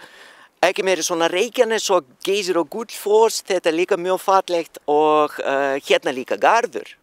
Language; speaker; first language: Icelandic; non-native, learner; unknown